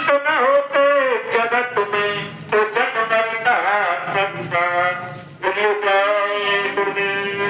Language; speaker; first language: Hindi; native; Hindi